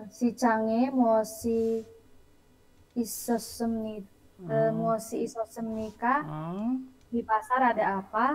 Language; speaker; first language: Korean; non-native, learner; Indonesian